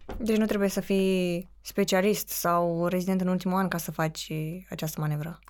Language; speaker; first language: Romanian; native; Romanian